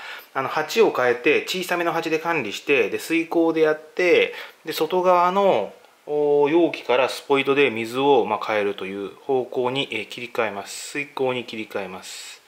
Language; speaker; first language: Japanese; native; Japanese